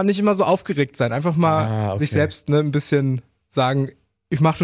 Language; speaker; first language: German; native; German